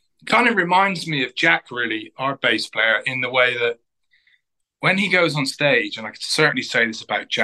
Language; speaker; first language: English; native; English